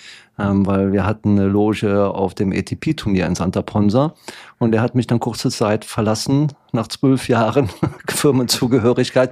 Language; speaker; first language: German; native; German